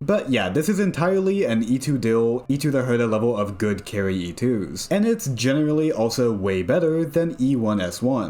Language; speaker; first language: English; native; English